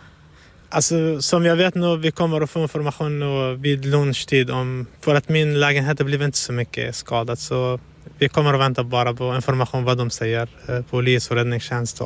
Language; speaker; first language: Swedish; non-native, fluent; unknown